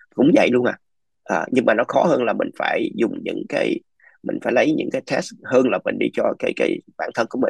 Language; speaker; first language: Vietnamese; early bilingual, other home language; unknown